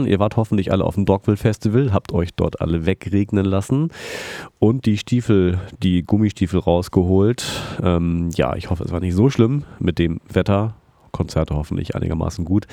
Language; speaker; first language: German; native; German